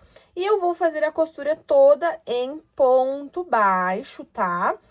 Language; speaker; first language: Portuguese; native; Portuguese